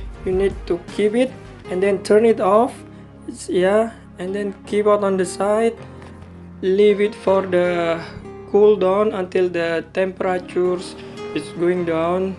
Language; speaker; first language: English; non-native, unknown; Indonesian